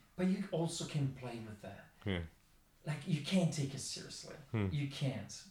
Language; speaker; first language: English; non-native, fluent; Italian